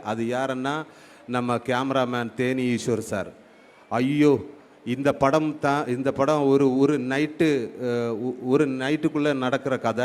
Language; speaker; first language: Tamil; non-native, learner; Malayalam